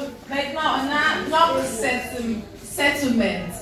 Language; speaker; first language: French; non-native, learner; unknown